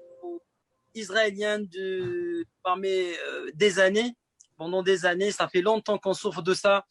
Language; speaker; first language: French; non-native, fluent; Arabic